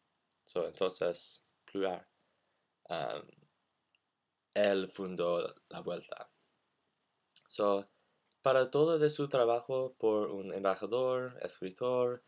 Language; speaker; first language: Spanish; non-native, learner; English